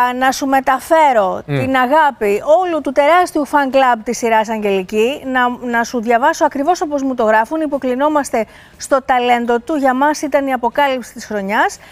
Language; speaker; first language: Greek; native; Greek